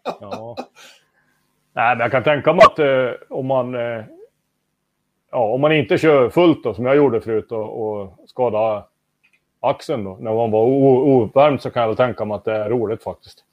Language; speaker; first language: Swedish; native; Swedish